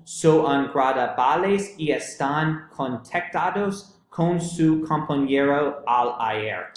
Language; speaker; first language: Spanish; non-native, learner; English